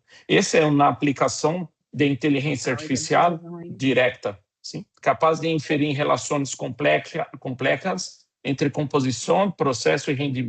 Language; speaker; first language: Portuguese; non-native, fluent; Spanish